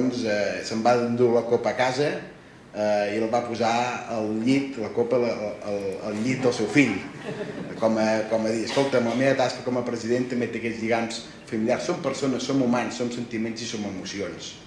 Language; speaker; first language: Catalan; native; Catalan